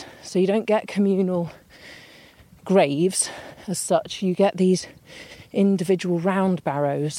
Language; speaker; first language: English; native; English